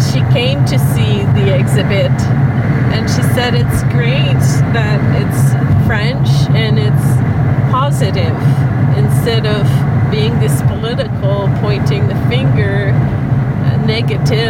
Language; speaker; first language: English; native; English